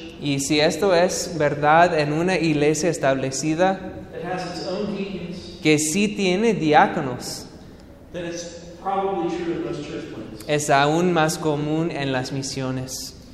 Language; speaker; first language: Spanish; non-native, fluent; English